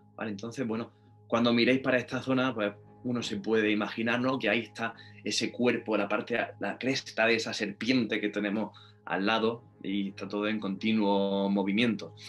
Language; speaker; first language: Spanish; native; Spanish